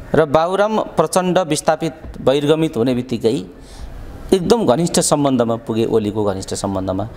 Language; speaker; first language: Nepali; native; Nepali